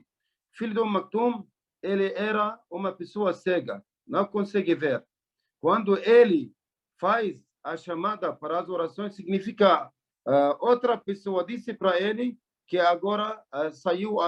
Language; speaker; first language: Portuguese; non-native, learner; Arabic